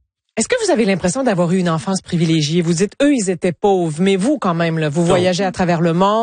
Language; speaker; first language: French; native; French